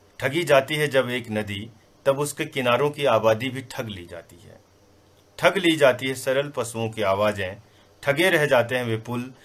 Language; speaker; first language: Hindi; non-native, local second language; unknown